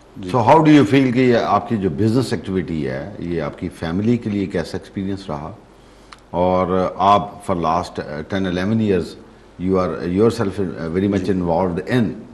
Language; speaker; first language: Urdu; non-native, local second language; Punjabi